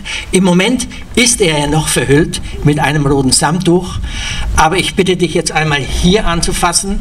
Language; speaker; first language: German; native; German